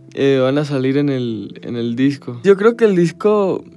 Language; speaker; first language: Spanish; early bilingual, heritage; Spanish